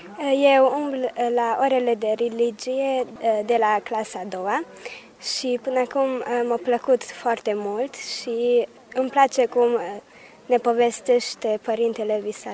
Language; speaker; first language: Romanian; early bilingual, heritage; Romanian